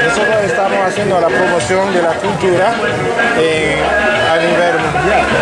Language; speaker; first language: Spanish; non-native, learner; French